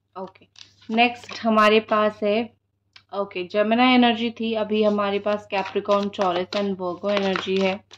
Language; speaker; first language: Hindi; non-native, local second language; Odia